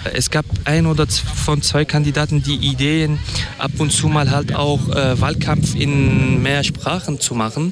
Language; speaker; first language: German; non-native, fluent; Kurdish